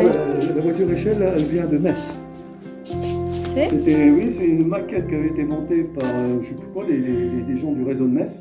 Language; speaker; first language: French; native; French